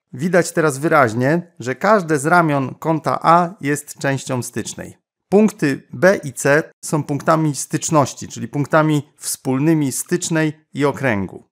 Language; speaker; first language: Polish; native; Polish